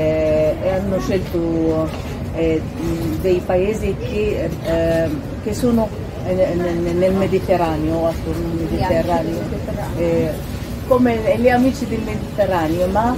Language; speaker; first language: Italian; non-native, fluent; Arabic